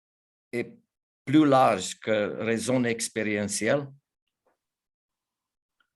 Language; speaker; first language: French; non-native, fluent; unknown